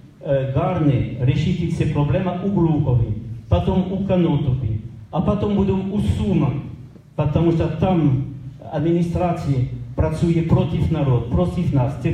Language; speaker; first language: Ukrainian; non-native, learner; French